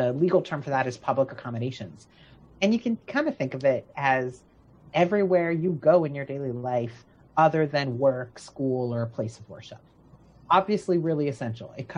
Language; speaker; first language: English; native; English